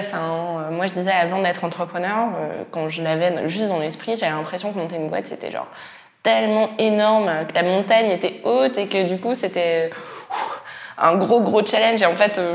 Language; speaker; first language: French; native; French